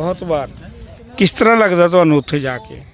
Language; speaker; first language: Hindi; non-native, local second language; Punjabi